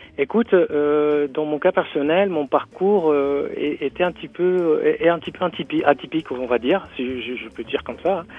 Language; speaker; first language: French; non-native, fluent; Spanish